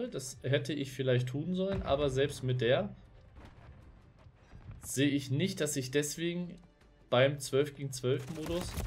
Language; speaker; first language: German; native; German